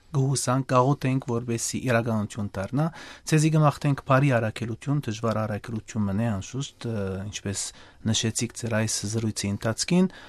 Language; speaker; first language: Armenian; native; Armenian